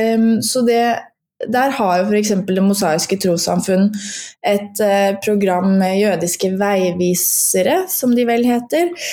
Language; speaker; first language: Norwegian; native; Norwegian